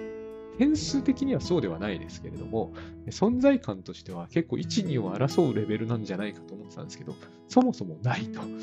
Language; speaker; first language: Japanese; native; Japanese